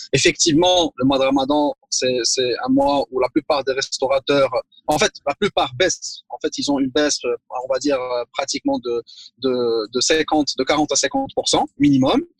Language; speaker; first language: French; non-native, local second language; Arabic